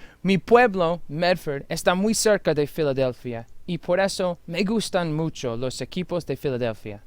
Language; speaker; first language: Spanish; non-native, fluent; English